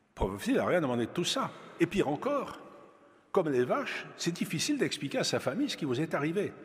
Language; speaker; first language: French; native; French